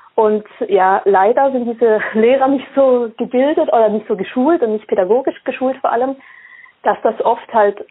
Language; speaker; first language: German; early bilingual, other home language; Swiss German